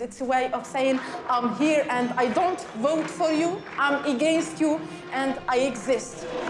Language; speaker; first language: English; non-native, fluent; Arabic